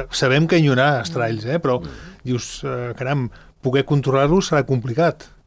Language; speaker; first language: Catalan; native; Catalan